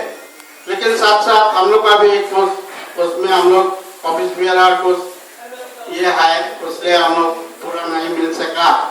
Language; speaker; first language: Hindi; non-native, local second language; Mizo